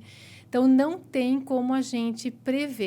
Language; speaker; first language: Portuguese; native; Portuguese